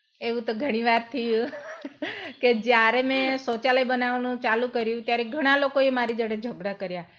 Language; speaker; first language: Gujarati; non-native, local second language; Gamit